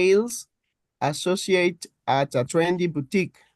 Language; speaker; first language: English; non-native, learner; Spanish